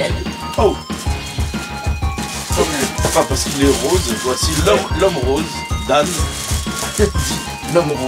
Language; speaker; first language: French; native; French